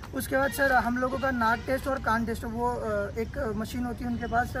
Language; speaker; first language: Hindi; non-native, local second language; Marathi